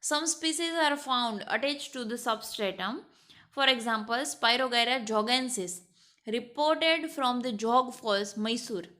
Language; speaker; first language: English; non-native, local second language; Gujarati